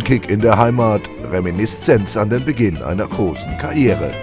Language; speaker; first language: German; native; German